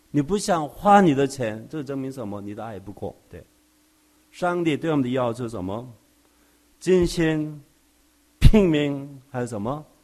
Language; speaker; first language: Chinese; non-native, fluent; Korean